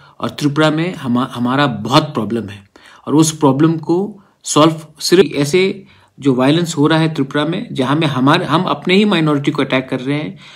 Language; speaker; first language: Hindi; non-native, local second language; Kok Borok